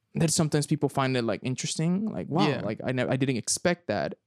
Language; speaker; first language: English; non-native, fluent; Spanish